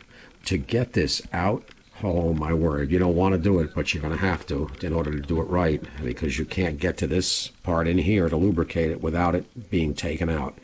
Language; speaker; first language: English; native; English